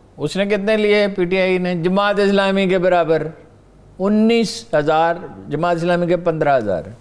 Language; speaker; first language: Urdu; native; Urdu